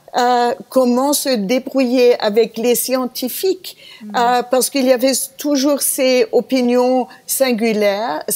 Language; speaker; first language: French; non-native, fluent; German